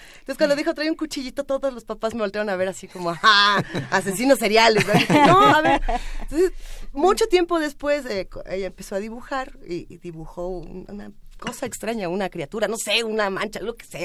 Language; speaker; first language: Spanish; native; Spanish